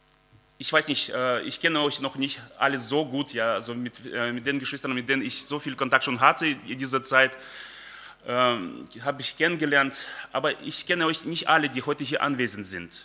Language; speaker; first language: German; early bilingual, other home language; Russian